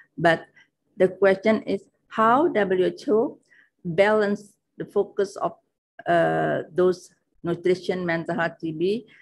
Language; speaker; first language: English; non-native, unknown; Indonesian